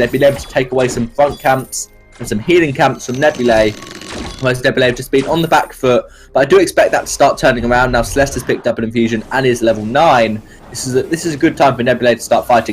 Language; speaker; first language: English; native; English